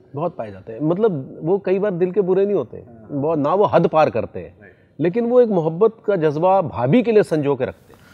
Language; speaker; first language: Hindi; native; Hindi